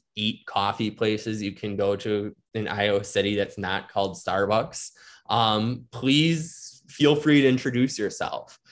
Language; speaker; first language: English; native; English